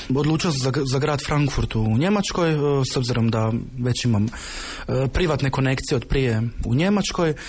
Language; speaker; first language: Croatian; native; Croatian